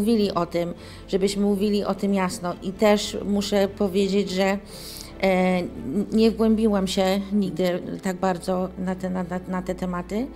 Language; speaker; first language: Polish; early bilingual, heritage; English